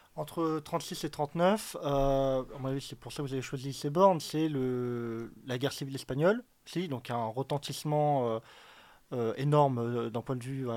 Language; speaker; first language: French; native; French